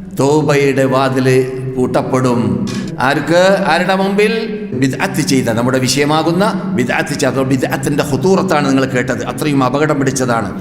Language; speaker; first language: Malayalam; native; Malayalam